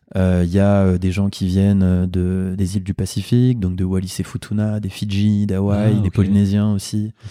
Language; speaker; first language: French; native; French